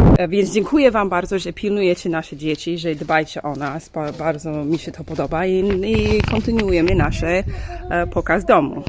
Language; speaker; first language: Polish; non-native, learner; English